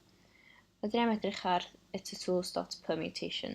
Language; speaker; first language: Welsh; non-native, local second language; English